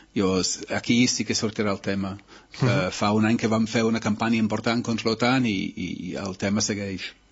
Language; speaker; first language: Catalan; non-native, local second language; Spanish